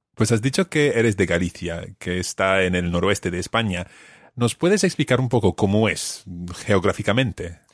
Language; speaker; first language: Spanish; non-native, fluent; English